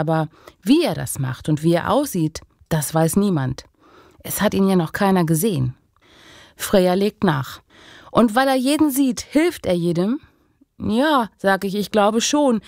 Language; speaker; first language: German; native; German